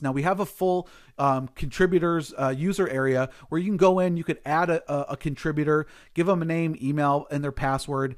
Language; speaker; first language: English; native; English